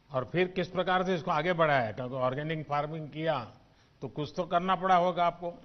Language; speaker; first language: Hindi; non-native, local second language; Gujarati